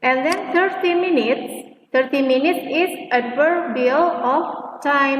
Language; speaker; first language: English; non-native, fluent; Indonesian